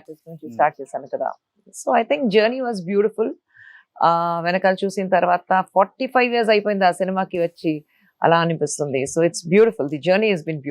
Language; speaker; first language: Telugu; non-native, fluent; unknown